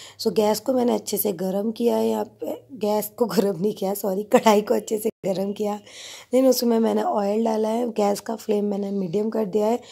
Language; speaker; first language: Hindi; native; Hindi